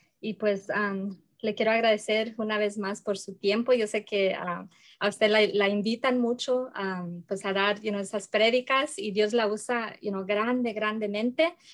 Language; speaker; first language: Spanish; early bilingual, heritage; Spanish